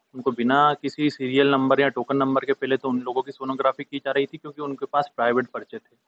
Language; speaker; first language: Hindi; native; Hindi